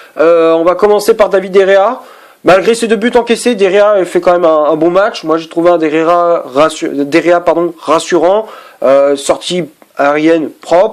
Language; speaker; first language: French; native; French